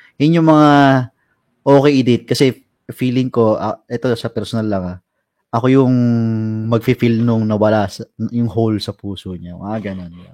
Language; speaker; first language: Filipino; native; Filipino